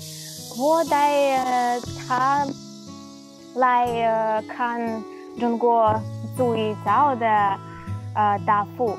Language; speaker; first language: Chinese; non-native, learner; Russian